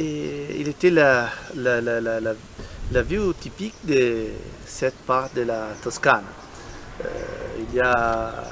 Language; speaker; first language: French; non-native, learner; Italian